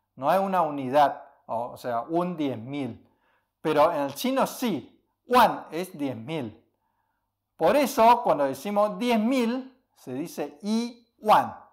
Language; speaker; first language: Spanish; early bilingual, other home language; Chinese